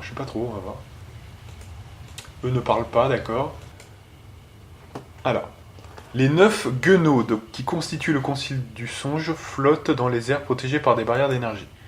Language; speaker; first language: French; native; French